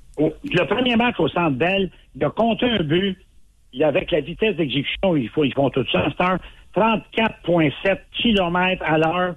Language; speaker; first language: French; native; French